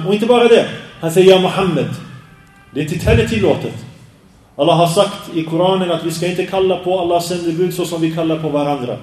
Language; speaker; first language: Swedish; early bilingual, other home language; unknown